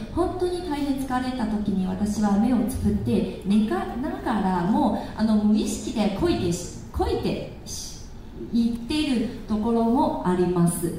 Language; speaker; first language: Japanese; non-native, fluent; Chinese